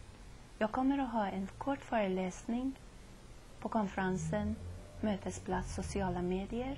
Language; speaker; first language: Swedish; non-native, fluent; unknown